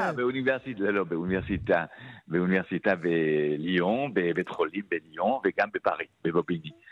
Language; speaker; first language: Hebrew; non-native, fluent; French